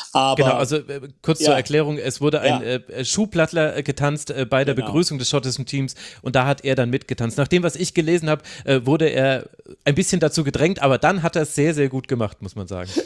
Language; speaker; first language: German; native; German